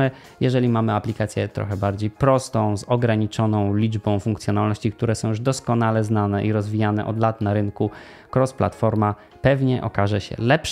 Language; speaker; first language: Polish; native; Polish